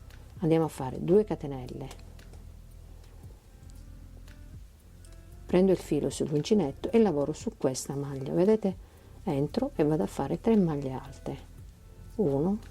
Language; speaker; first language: Italian; native; Italian